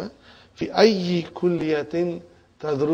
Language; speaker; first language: Arabic; non-native, fluent; Urdu